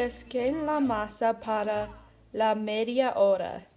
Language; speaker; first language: Spanish; non-native, learner; English